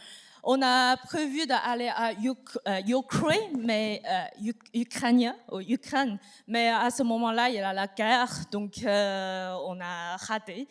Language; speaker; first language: French; non-native, learner; Chinese